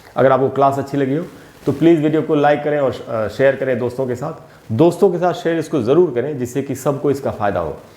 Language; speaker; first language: Hindi; native; Hindi